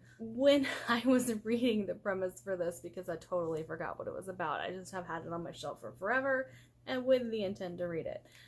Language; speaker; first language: English; native; English